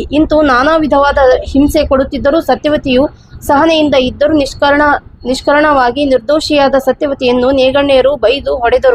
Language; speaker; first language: Kannada; native; Kannada